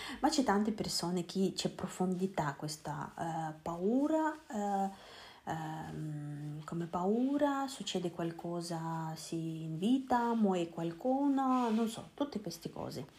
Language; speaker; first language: Italian; non-native, learner; Russian